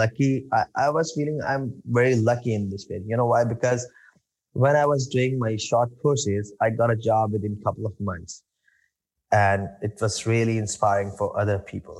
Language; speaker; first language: English; non-native, local second language; Urdu